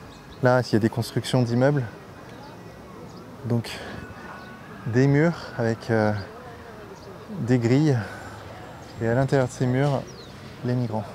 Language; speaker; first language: French; native; French